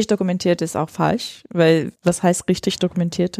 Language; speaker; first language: German; non-native, fluent; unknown